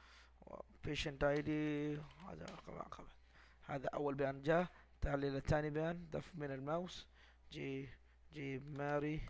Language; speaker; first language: Arabic; non-native, learner; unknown